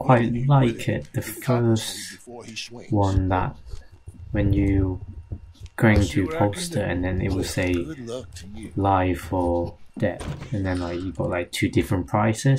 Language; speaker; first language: English; non-native, fluent; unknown